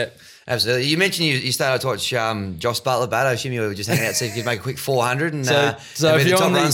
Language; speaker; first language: English; native; English